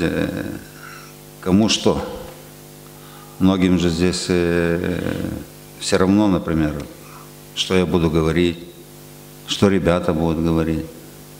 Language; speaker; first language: Russian; native; Russian